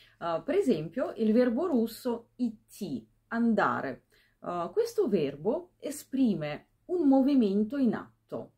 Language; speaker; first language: Italian; non-native, fluent; Russian